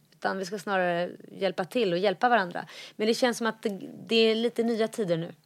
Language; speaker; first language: Swedish; native; Swedish